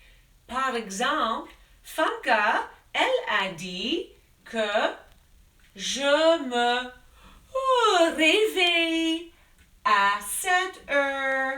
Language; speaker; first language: French; non-native, fluent; English